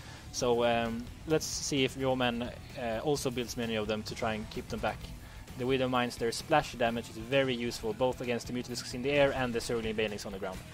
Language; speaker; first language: English; non-native, fluent; Swedish